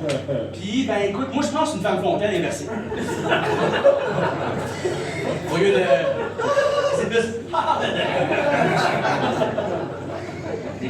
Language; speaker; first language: French; native; French